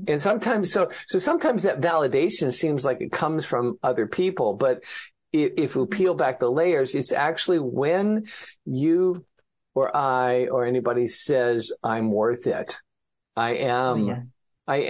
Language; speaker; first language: English; native; English